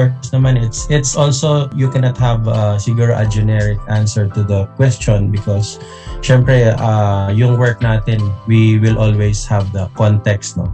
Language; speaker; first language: English; non-native, local second language; Hiligaynon